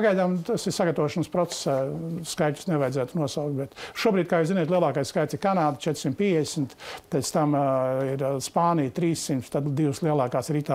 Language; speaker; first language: Latvian; native; Latvian